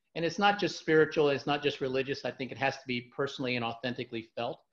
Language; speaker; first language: English; native; English